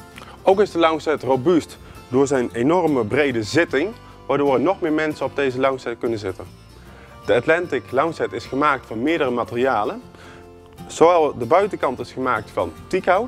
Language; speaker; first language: Dutch; native; Dutch